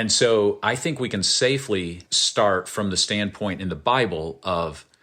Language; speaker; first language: English; native; English